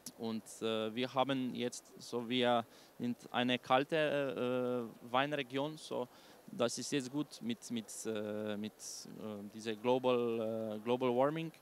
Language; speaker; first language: German; non-native, learner; Slovenian